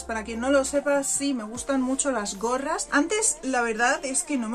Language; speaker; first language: Spanish; native; Spanish